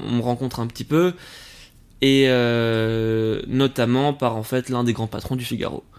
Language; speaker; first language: French; native; French